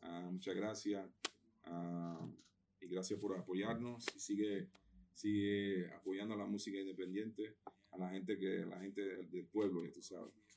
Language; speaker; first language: Spanish; non-native, fluent; Macedonian